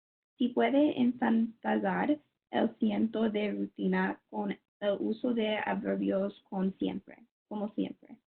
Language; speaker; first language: Spanish; non-native, learner; English